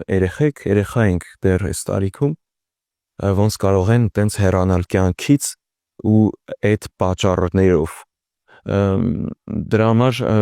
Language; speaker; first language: Armenian; early bilingual, heritage; Armenian